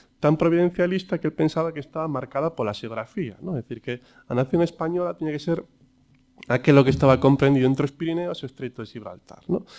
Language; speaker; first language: Galician; native; Galician